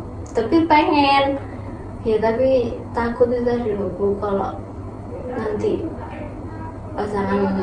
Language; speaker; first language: Indonesian; native; Indonesian